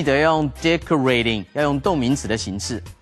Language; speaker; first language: Chinese; native; Chinese